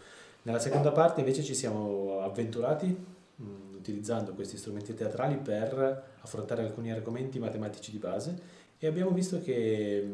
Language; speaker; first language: Italian; native; Italian